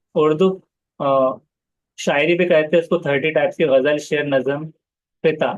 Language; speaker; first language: Hindi; non-native, local second language; Urdu